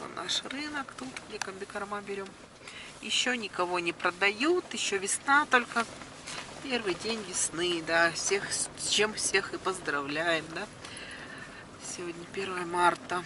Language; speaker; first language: Russian; native; Russian